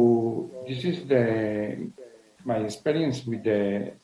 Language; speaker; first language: English; non-native, learner; Spanish